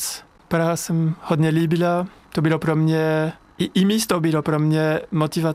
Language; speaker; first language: Czech; non-native, learner; French